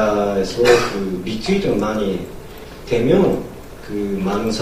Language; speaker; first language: Korean; non-native, learner; Japanese